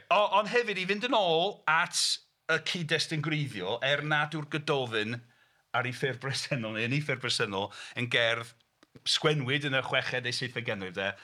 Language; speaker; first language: Welsh; non-native, fluent; English